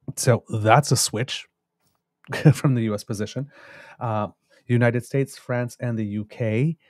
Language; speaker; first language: English; native; English